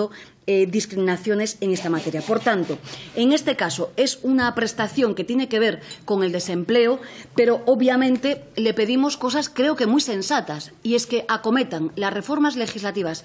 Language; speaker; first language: Spanish; native; Spanish